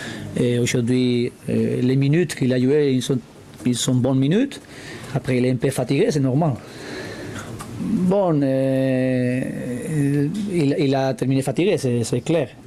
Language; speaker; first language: French; non-native, learner; Spanish